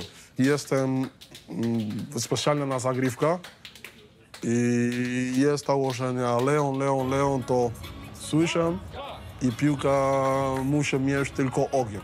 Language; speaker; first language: Polish; non-native, learner; Spanish